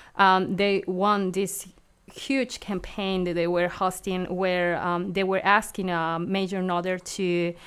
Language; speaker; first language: English; non-native, fluent; Spanish